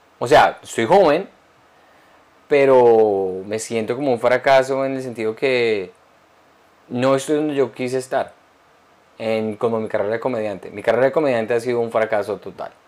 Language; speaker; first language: Spanish; early bilingual, heritage; Spanish